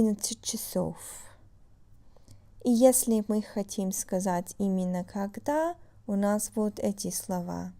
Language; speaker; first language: Russian; non-native, fluent; English